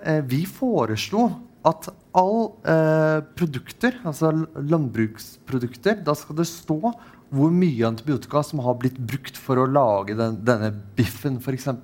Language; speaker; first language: Norwegian; non-native, fluent; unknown